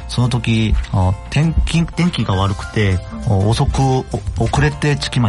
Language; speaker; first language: Japanese; non-native, learner; Korean